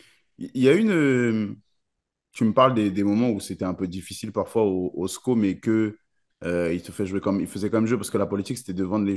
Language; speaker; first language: French; native; French